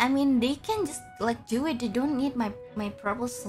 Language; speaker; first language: English; non-native, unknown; Indonesian